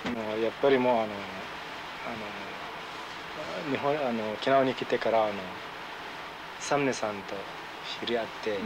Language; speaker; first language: Japanese; non-native, learner; Arabic